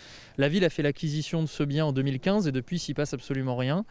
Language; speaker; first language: French; native; French